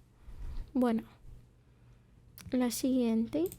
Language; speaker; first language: Spanish; non-native, fluent; English